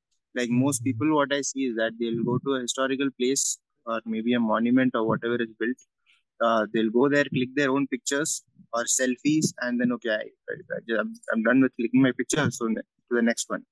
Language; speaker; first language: English; non-native, local second language; Malayalam